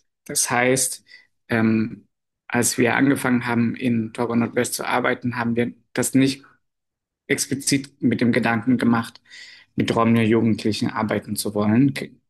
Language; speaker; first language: German; non-native, fluent; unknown